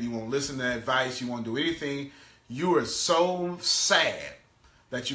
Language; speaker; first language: English; native; English